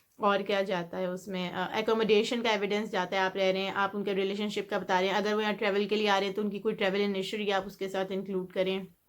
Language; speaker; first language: Urdu; native; Urdu